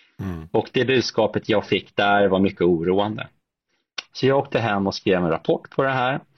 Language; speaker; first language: Swedish; native; Swedish